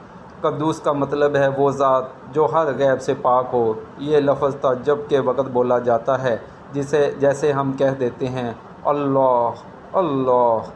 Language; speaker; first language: Urdu; native; Urdu